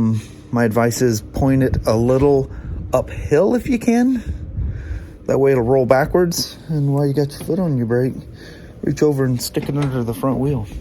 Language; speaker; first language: English; native; English